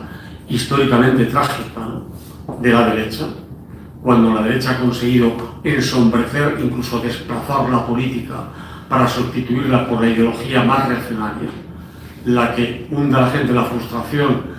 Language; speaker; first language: Spanish; native; Spanish